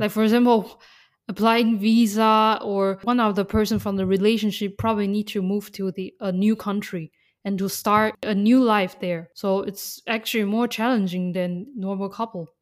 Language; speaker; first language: English; non-native, fluent; Chinese